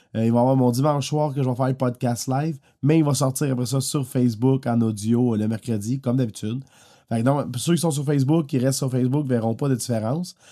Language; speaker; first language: French; native; French